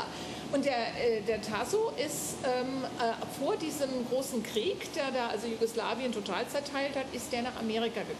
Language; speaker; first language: German; native; German